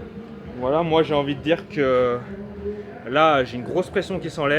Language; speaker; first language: French; native; French